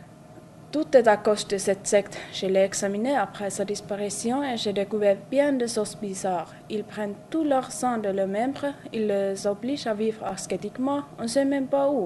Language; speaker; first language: French; non-native, learner; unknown